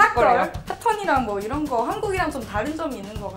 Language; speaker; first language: Korean; non-native, fluent; Thai